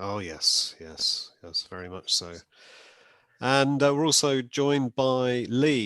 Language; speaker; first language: English; native; English